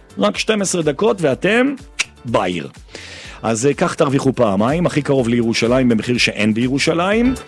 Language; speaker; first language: Hebrew; native; Hebrew